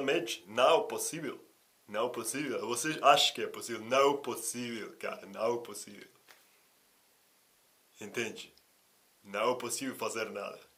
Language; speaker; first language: Portuguese; non-native, fluent; Russian